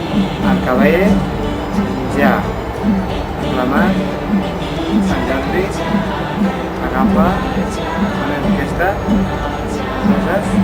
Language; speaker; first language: Catalan; non-native, learner; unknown